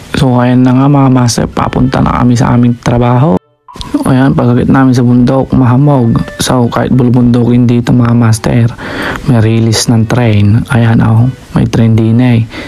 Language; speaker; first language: Filipino; native; Filipino